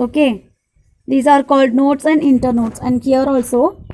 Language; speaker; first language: English; non-native, local second language; Tamil